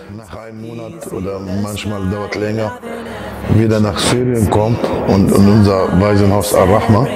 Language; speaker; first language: German; non-native, fluent; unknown